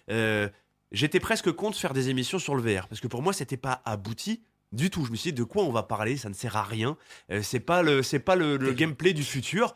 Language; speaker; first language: French; native; French